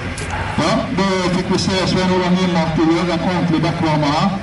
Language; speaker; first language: Norwegian; native; Norwegian